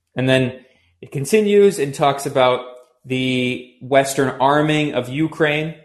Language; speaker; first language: English; native; English